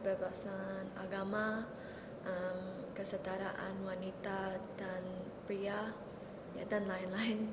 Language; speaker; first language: Indonesian; early bilingual, heritage; Indonesian